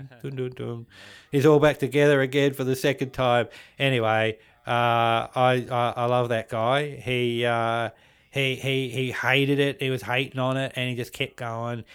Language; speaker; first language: English; native; English